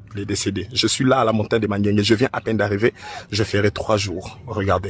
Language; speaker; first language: French; non-native, local second language; Lingala